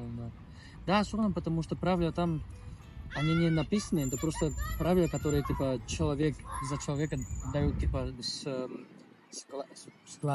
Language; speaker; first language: Russian; non-native, learner; Spanish